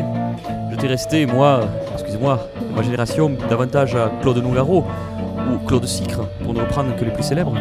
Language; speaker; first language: French; native; French